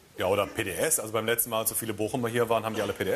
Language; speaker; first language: German; native; German